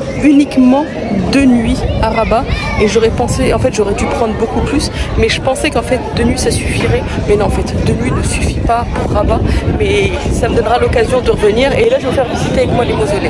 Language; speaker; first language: French; early bilingual, other home language; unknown